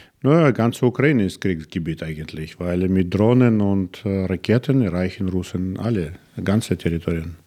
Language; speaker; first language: German; non-native, learner; Russian